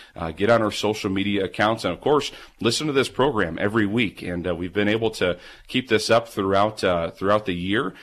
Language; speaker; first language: English; native; English